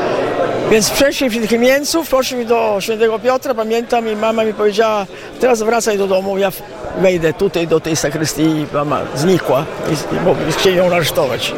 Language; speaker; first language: Polish; early bilingual, heritage; Italian